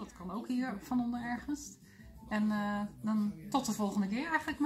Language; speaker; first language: Dutch; native; Dutch